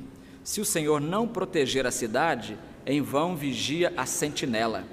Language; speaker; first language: Portuguese; native; Portuguese